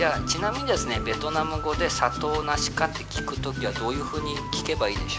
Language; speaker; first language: Japanese; native; Japanese